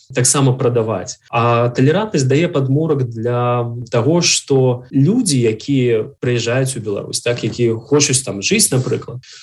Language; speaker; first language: Belarusian; native; Belarusian